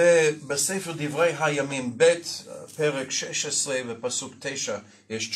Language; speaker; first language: Hebrew; non-native, fluent; English